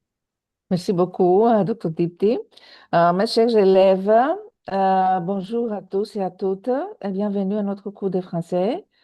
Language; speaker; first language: French; non-native, fluent; Greek